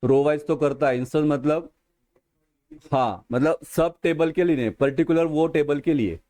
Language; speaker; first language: Hindi; non-native, local second language; Marathi